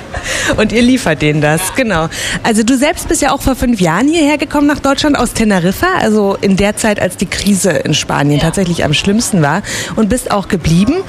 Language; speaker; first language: German; native; German